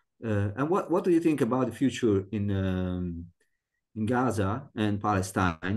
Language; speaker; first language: English; non-native, learner; Italian